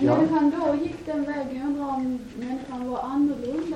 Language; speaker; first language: Swedish; native; Swedish